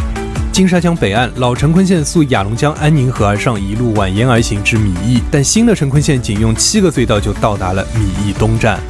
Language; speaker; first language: Chinese; native; Chinese